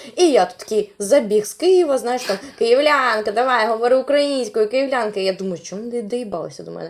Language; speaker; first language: Ukrainian; non-native, local second language; Russian